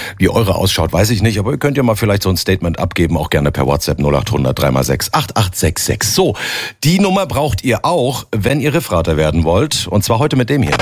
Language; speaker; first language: German; native; German